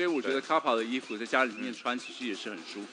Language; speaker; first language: Chinese; native; Chinese